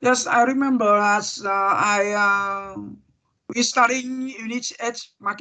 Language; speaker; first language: English; non-native, learner; Vietnamese